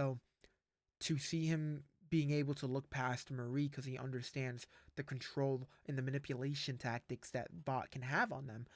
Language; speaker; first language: English; native; English